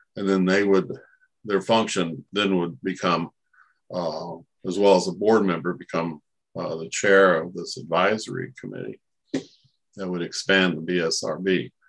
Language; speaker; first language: English; native; English